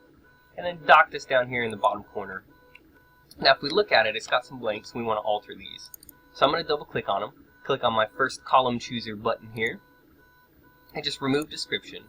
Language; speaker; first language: English; native; English